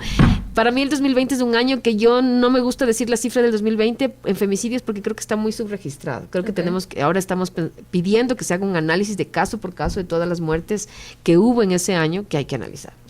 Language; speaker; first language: Spanish; native; Spanish